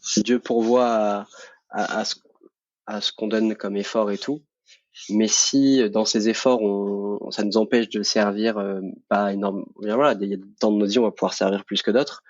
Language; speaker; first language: French; native; French